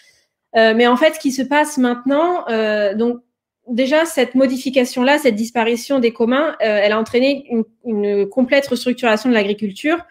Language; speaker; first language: French; native; French